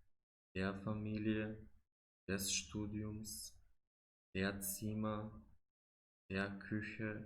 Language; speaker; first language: German; non-native, fluent; Macedonian